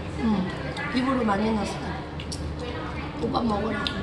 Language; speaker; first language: Korean; non-native, learner; Vietnamese